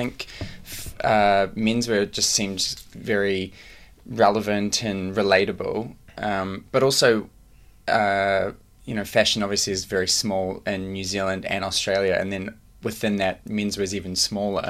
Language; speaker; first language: English; native; English